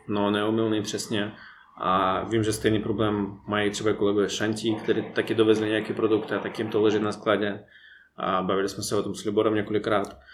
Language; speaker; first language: Czech; non-native, fluent; Russian